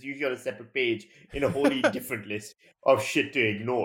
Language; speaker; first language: English; non-native, local second language; Urdu